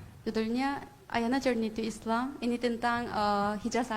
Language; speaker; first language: Indonesian; non-native, learner; Korean